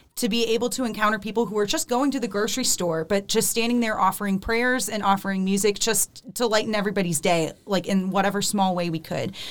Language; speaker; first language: English; native; English